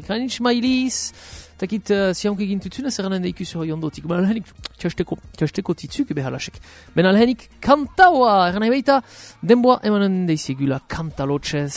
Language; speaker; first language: Basque; native; Basque